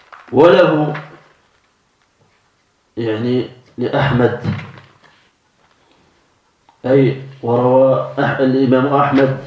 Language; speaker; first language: Arabic; non-native, fluent; French